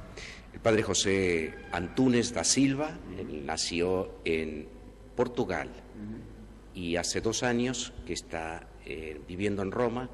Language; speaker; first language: Spanish; native; Spanish